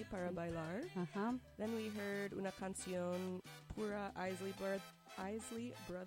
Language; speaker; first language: Spanish; non-native, learner; English